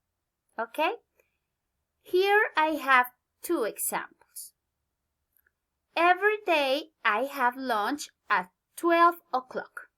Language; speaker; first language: English; non-native, learner; Spanish